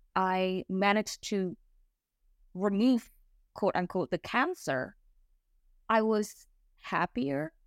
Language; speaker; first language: English; non-native, fluent; Indonesian